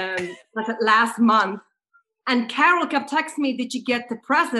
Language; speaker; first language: English; non-native, fluent; Dutch